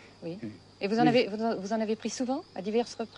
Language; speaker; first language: French; native; French